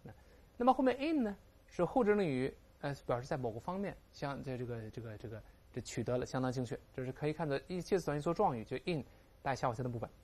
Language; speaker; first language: Chinese; native; Chinese